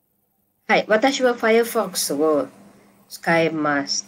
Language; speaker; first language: Japanese; non-native, learner; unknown